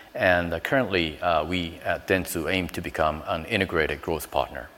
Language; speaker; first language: English; non-native, fluent; Japanese